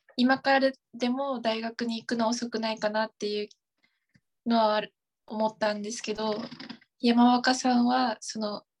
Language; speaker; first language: Japanese; native; Japanese